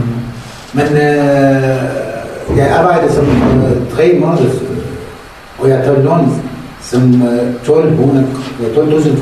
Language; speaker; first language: Danish; non-native, learner; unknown